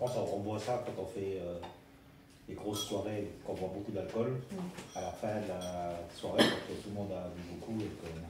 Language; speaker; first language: French; native; French